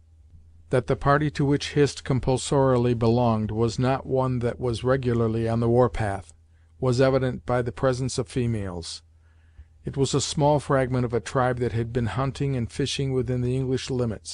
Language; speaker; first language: English; native; English